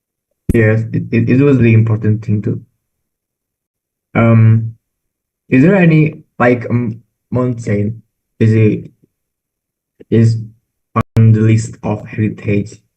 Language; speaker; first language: English; non-native, learner; Indonesian